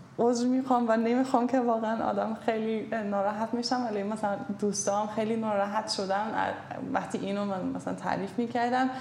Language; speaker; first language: Persian; non-native, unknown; German